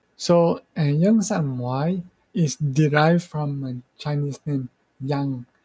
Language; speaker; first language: English; non-native, fluent; Morisyen